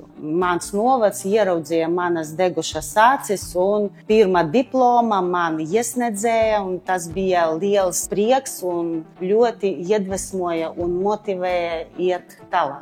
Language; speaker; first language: Latvian; non-native, local second language; Russian